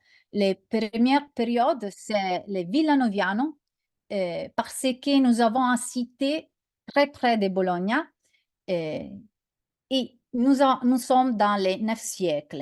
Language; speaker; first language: French; non-native, learner; Italian